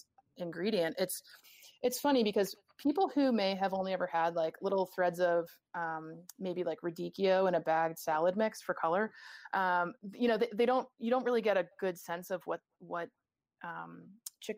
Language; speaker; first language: English; native; English